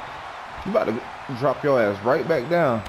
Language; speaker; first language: English; native; English